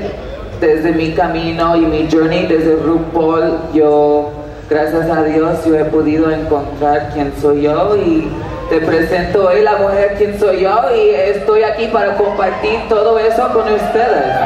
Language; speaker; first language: Spanish; early bilingual, heritage; Spanish